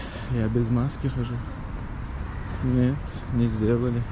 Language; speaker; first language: Russian; non-native, local second language; Chechen